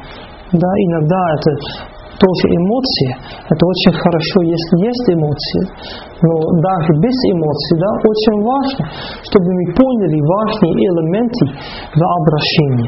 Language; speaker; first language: Russian; non-native, fluent; Dutch